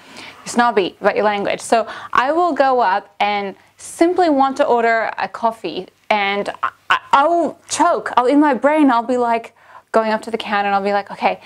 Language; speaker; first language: English; native; English